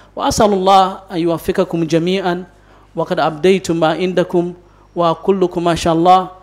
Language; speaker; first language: Arabic; non-native, fluent; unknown